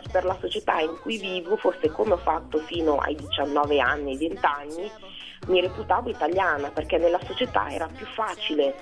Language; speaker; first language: Italian; early bilingual, other home language; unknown